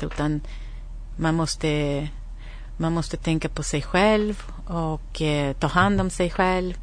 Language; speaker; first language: Swedish; non-native, fluent; Spanish